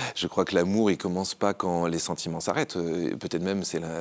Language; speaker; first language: French; native; French